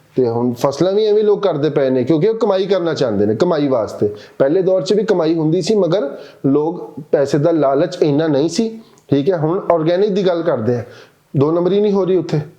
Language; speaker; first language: Punjabi; non-native, local second language; Urdu